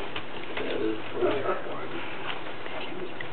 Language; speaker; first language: English; native; English